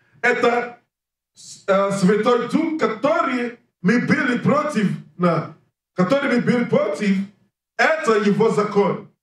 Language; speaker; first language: Russian; non-native, learner; English